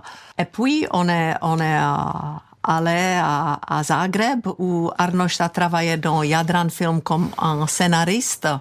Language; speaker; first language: French; non-native, fluent; Czech